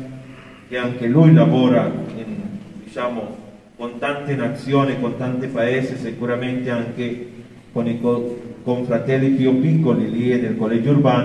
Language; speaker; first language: Italian; non-native, fluent; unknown